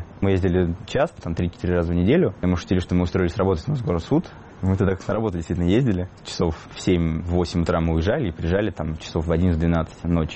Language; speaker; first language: Russian; native; Russian